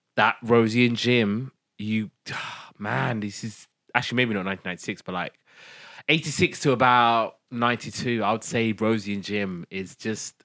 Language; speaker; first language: English; non-native, local second language; Somali